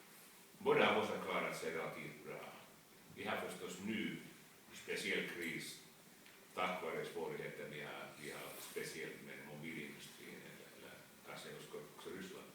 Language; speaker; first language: Swedish; non-native, fluent; Finnish